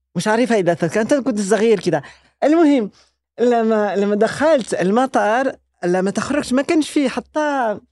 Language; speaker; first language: Arabic; non-native, fluent; French